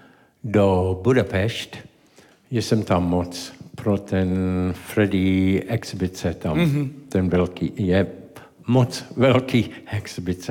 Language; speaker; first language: Czech; non-native, learner; English